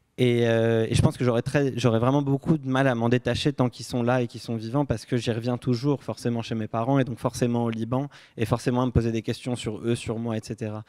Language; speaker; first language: French; native; French